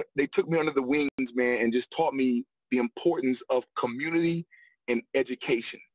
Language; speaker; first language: English; native; English